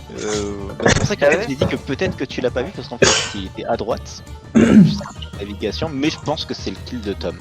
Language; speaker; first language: French; native; French